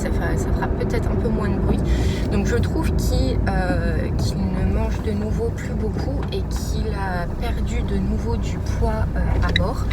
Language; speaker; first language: French; native; French